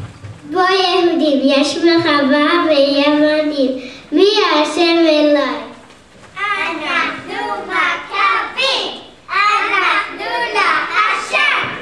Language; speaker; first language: Hebrew; non-native, learner; English